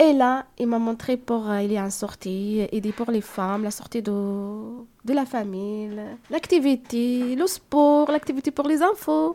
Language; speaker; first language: French; non-native, learner; Arabic